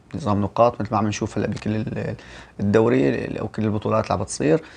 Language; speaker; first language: Arabic; native; Arabic